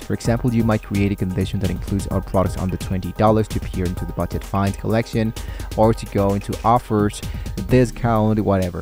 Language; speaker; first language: English; non-native, fluent; Spanish